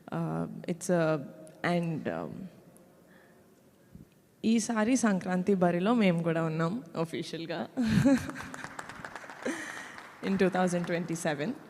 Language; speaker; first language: Telugu; native; Telugu